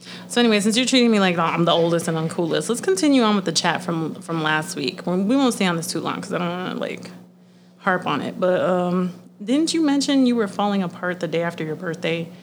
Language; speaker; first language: English; early bilingual, other home language; Spanish